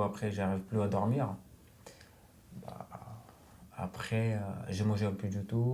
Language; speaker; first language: French; non-native, fluent; Romanian